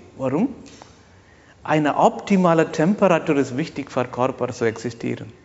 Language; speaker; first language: German; non-native, learner; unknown